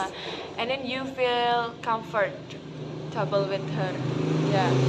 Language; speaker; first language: English; non-native, learner; Indonesian